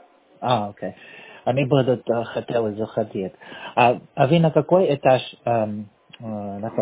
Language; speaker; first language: Russian; non-native, learner; English